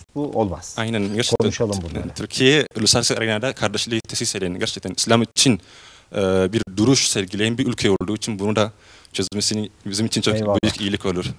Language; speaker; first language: Turkish; non-native, fluent; Oromo